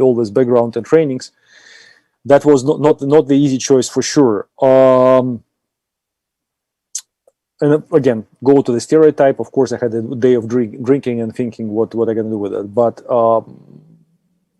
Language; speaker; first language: English; non-native, fluent; German